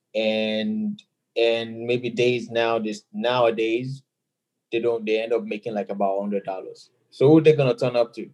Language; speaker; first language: English; non-native, local second language; Yoruba